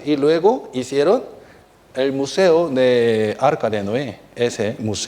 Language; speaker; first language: Spanish; non-native, fluent; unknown